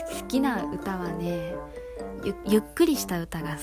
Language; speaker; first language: Japanese; non-native, learner; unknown